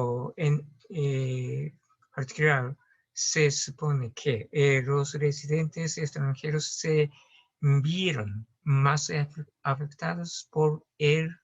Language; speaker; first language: Spanish; non-native, learner; Japanese